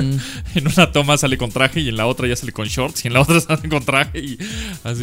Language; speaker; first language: Spanish; native; Spanish